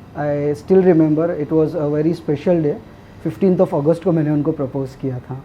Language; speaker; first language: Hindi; non-native, local second language; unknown